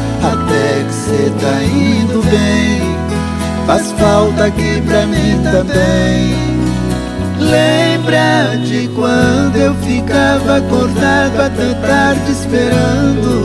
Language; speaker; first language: Portuguese; native; Portuguese